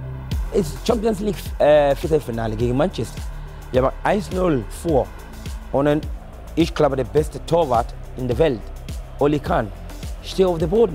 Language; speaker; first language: German; non-native, fluent; Akan